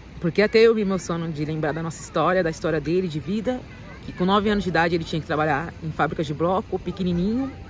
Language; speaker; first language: Portuguese; native; Portuguese